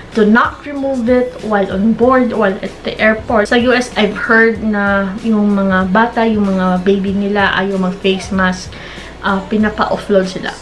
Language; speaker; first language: Filipino; non-native, local second language; Cebuano